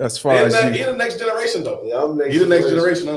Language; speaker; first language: English; native; English